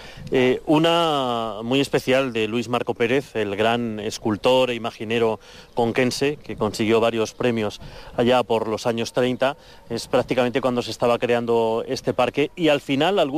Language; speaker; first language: Spanish; native; Spanish